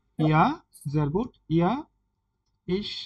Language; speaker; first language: German; non-native, learner; Bangla